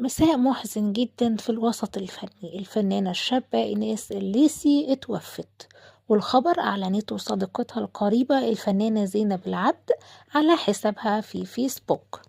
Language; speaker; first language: Arabic; native; Arabic